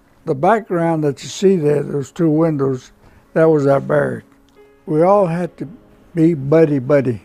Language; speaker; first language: English; non-native, local second language; Spanish